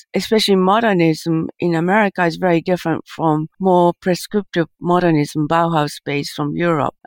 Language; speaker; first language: English; early bilingual, other home language; Japanese